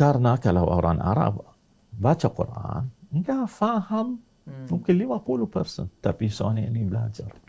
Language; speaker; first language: Indonesian; non-native, learner; Arabic